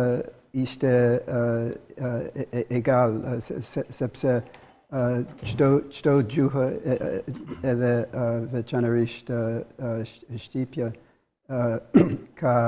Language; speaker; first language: Albanian; non-native, learner; English